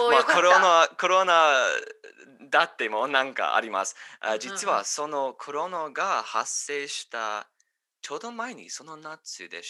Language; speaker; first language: Japanese; non-native, learner; English